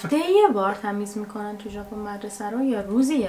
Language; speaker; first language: Persian; native; Persian